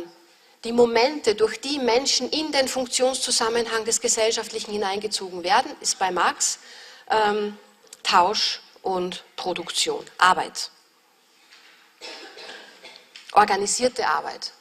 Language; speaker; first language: German; native; German